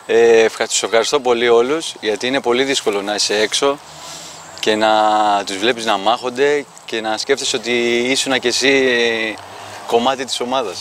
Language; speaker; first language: Greek; native; Greek